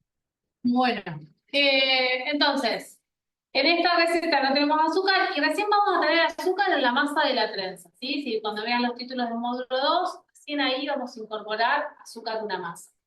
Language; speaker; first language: Spanish; native; Spanish